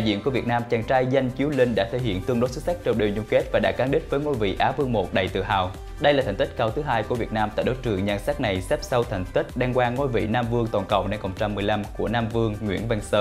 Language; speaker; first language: Vietnamese; native; Vietnamese